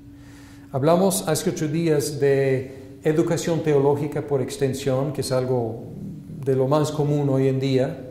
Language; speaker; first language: Spanish; non-native, fluent; English